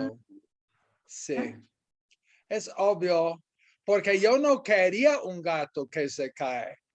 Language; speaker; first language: Spanish; non-native, fluent; English